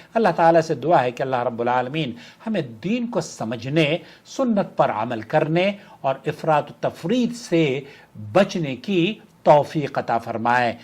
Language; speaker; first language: Urdu; native; Urdu